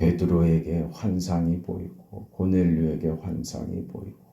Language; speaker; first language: Korean; native; Korean